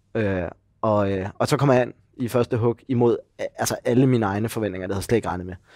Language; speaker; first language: Danish; native; Danish